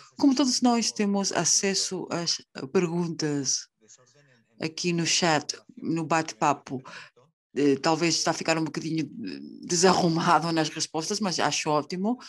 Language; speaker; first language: Portuguese; native; Portuguese